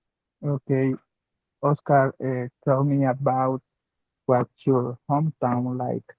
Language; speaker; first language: English; non-native, learner; Spanish